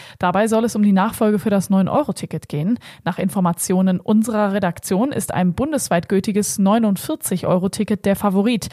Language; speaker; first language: German; native; German